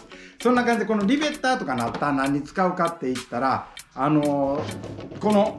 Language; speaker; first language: Japanese; native; Japanese